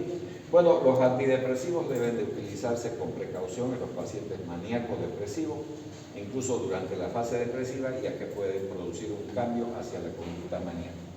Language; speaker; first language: Spanish; native; Spanish